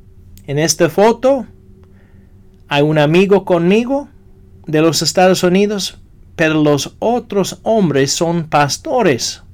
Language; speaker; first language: Spanish; non-native, fluent; English